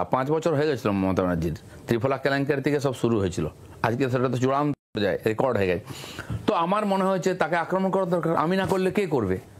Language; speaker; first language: Bangla; native; Bangla